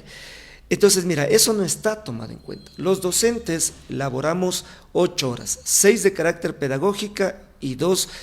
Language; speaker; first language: Spanish; native; Spanish